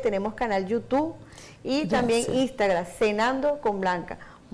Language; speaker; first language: Spanish; native; Spanish